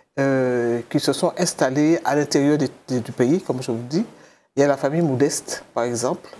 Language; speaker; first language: French; native; French